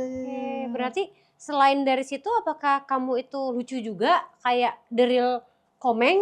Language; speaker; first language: Indonesian; native; Indonesian